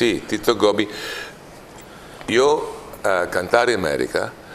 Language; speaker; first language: Italian; non-native, learner; English